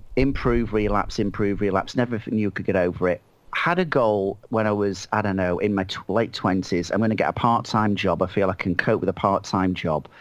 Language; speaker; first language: English; native; English